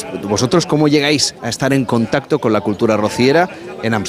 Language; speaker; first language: Spanish; native; Spanish